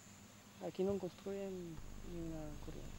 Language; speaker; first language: Spanish; non-native, fluent; French